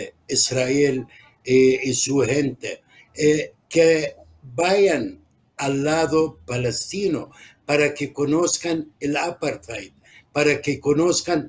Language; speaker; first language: Spanish; non-native, fluent; Arabic